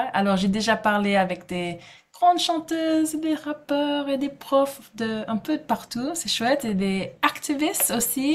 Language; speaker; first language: French; non-native, fluent; English